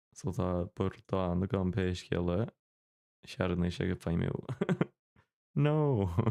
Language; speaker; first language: Irish; non-native, local second language; English